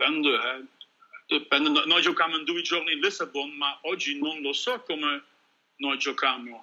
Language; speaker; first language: Italian; non-native, learner; Dutch